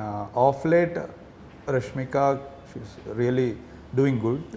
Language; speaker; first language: Telugu; native; Telugu